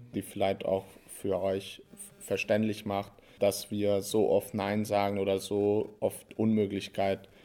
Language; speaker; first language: German; non-native, fluent; Hungarian